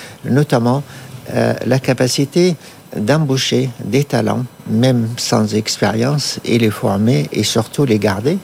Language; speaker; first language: French; non-native, fluent; Arabic